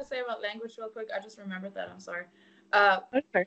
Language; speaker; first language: English; non-native, fluent; German